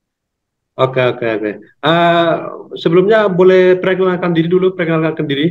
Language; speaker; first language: Indonesian; native; Indonesian